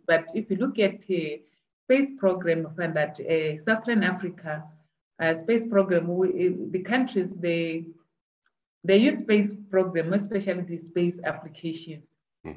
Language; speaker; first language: English; non-native, local second language; Tswana